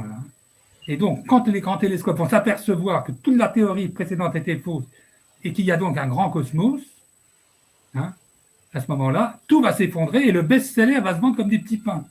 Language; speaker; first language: French; native; French